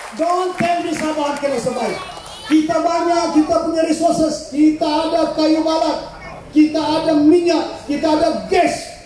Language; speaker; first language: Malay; non-native, local second language; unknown